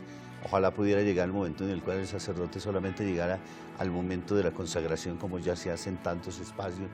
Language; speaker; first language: Spanish; native; Spanish